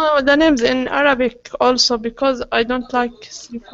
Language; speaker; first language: English; non-native, learner; Arabic